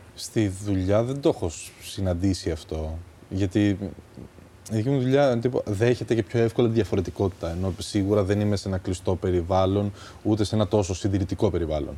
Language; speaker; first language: Greek; early bilingual, other home language; Albanian